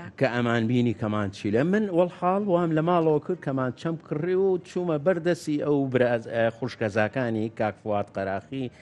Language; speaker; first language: Central Kurdish; native; Central Kurdish